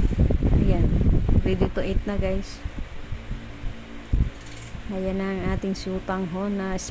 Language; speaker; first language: Filipino; native; Filipino